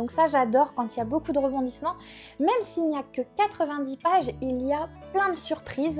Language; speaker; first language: French; native; French